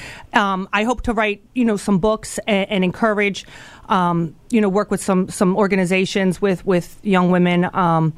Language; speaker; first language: English; native; English